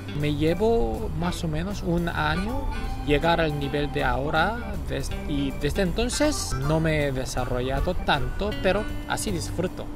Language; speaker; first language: Spanish; non-native, fluent; Korean